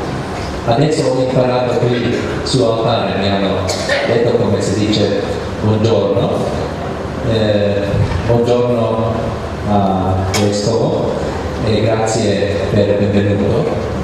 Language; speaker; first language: Italian; non-native, fluent; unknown